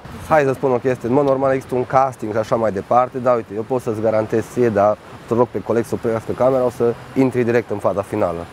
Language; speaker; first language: Romanian; native; Romanian